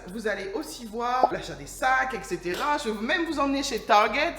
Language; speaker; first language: French; native; French